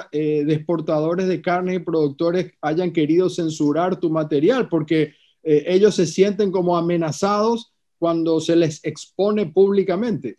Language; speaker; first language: Spanish; native; Spanish